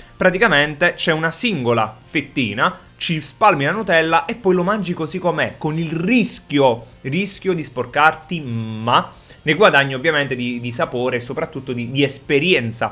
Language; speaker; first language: Italian; native; Italian